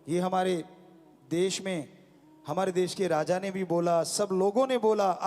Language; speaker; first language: Hindi; non-native, local second language; Punjabi